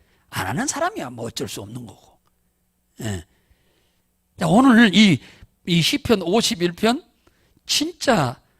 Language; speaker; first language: Korean; native; Korean